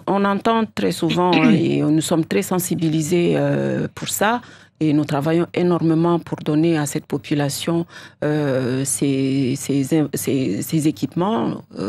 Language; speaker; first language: French; non-native, local second language; Comorian